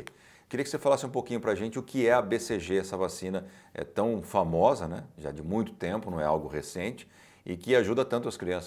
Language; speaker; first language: Portuguese; native; Portuguese